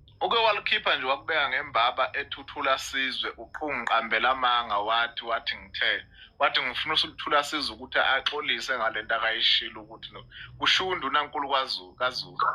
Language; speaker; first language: Zulu; native; Zulu